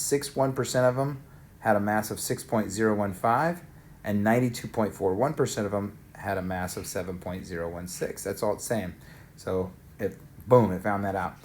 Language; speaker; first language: English; native; English